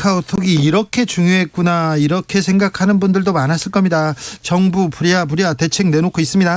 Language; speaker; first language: Korean; native; Korean